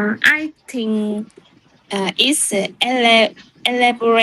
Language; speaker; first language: English; non-native, learner; Vietnamese